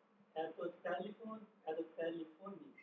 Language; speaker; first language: Russian; non-native, learner; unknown